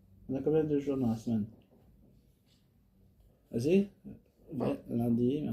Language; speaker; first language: French; native; French